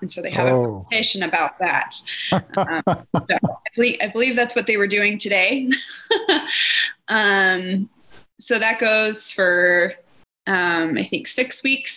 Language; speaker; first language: English; native; English